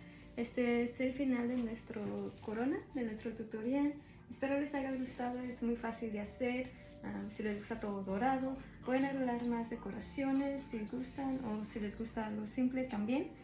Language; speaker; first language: Spanish; early bilingual, heritage; Spanish